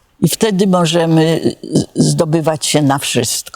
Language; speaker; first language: Polish; native; Polish